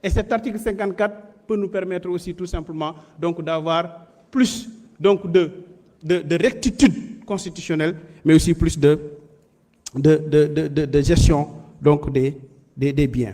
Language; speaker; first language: French; non-native, local second language; Wolof